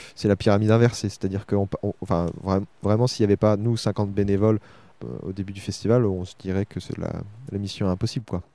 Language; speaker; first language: French; native; French